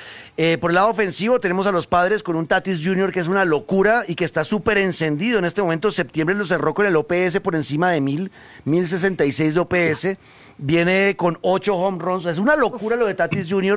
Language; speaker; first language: Spanish; native; Spanish